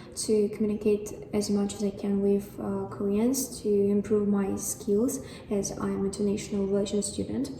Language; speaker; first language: English; non-native, fluent; Russian